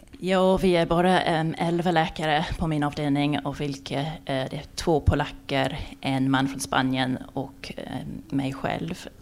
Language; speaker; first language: Swedish; non-native, fluent; English